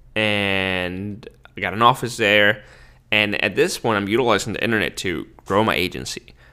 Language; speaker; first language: English; early bilingual, other home language; Spanish